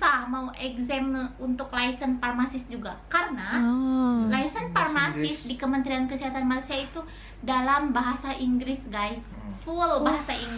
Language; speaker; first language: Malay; non-native, local second language; Sundanese